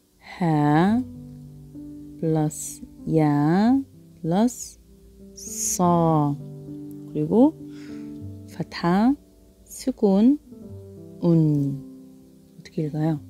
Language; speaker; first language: Korean; non-native, learner; Arabic